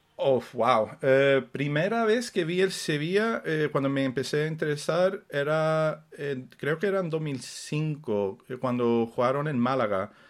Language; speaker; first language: Spanish; early bilingual, other home language; Swedish